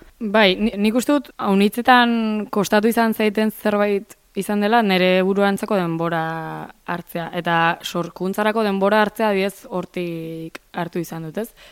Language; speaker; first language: Basque; native; Basque